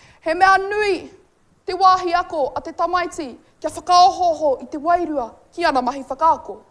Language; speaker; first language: Māori; native; Māori